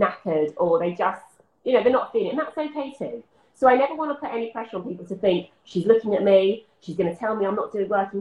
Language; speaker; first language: English; native; English